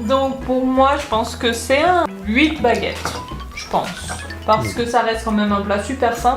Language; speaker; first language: French; native; French